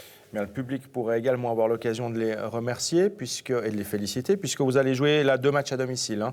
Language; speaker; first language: French; native; French